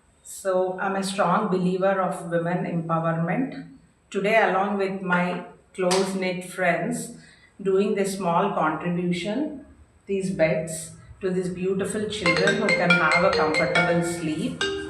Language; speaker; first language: English; non-native, local second language; Telugu